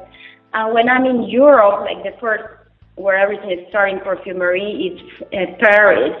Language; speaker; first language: English; non-native, fluent; Spanish